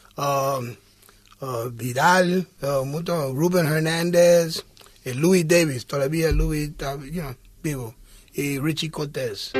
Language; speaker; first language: Spanish; early bilingual, heritage; English